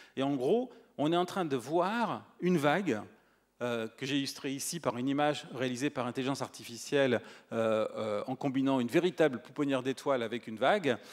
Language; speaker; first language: French; native; French